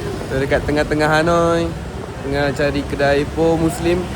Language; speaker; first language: Malay; native; Malay